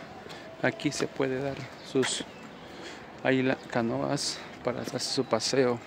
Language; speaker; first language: Spanish; native; Spanish